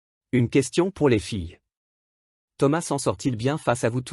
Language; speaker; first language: French; native; French